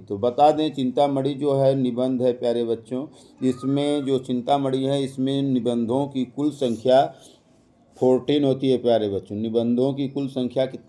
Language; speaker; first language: Hindi; native; Hindi